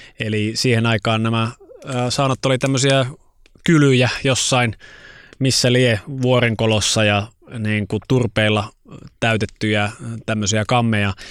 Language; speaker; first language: Finnish; native; Finnish